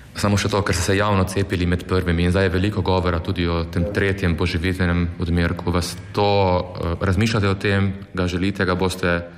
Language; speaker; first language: Slovenian; native; Slovenian